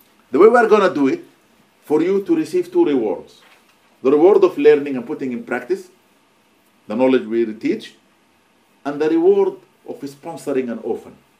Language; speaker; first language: English; non-native, fluent; Arabic